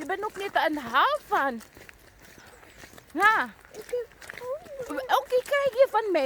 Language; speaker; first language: Dutch; non-native, learner; Filipino